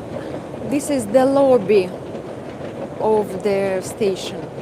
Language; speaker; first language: English; non-native, fluent; Russian